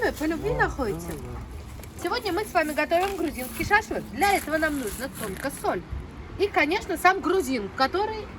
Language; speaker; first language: Russian; native; Russian